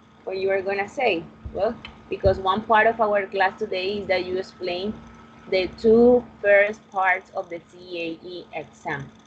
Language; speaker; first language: English; non-native, fluent; Spanish